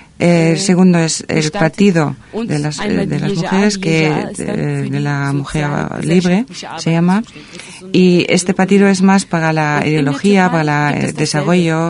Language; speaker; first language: Spanish; non-native, fluent; German